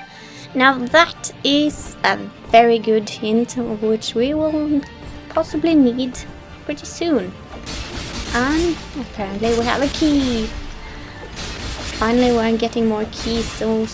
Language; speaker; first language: English; non-native, fluent; Norwegian